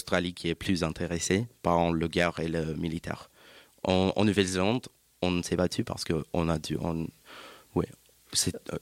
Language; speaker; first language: French; non-native, learner; English